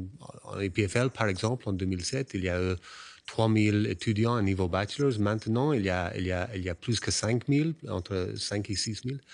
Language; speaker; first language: French; non-native, fluent; English